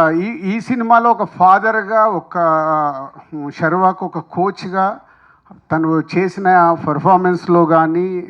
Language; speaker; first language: Telugu; native; Telugu